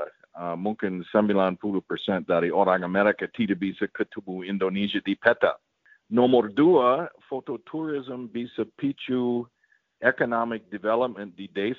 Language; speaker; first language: Indonesian; non-native, fluent; English